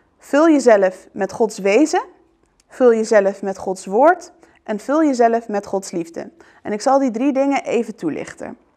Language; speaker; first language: Dutch; early bilingual, other home language; Arabic